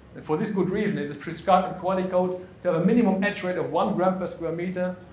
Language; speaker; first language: English; non-native, fluent; German